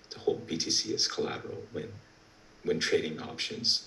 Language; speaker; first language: English; native; English